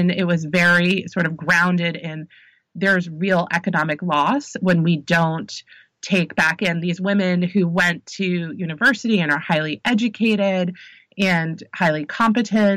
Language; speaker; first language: English; native; English